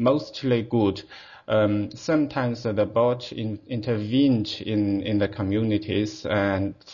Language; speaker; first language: English; non-native, fluent; Chinese